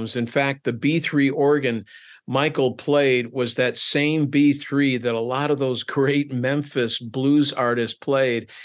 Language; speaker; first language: English; native; English